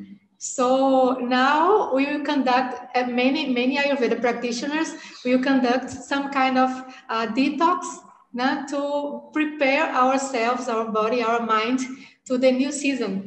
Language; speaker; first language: English; non-native, fluent; Portuguese